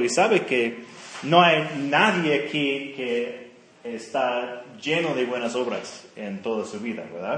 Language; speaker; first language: Spanish; non-native, fluent; English